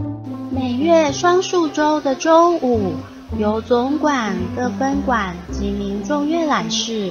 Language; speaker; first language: Chinese; native; Chinese